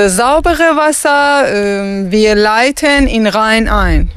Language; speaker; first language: German; non-native, learner; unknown